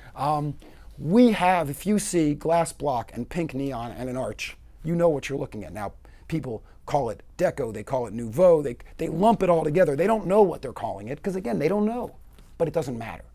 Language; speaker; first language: English; native; English